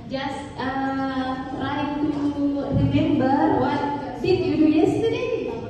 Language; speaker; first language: English; non-native, learner; Indonesian